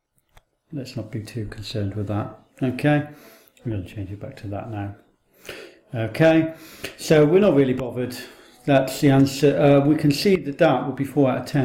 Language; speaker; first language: English; native; English